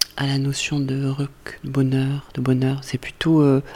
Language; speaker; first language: French; native; French